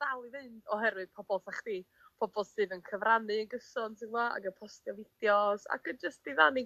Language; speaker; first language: Welsh; native; Welsh